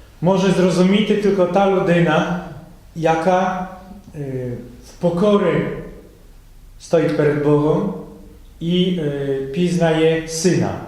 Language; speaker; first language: Ukrainian; non-native, fluent; Polish